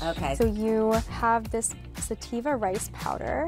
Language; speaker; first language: English; native; English